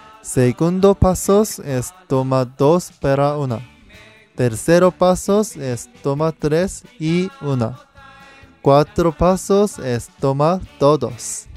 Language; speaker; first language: Spanish; non-native, learner; Korean